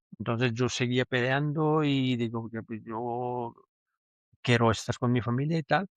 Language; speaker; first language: Spanish; non-native, fluent; Urdu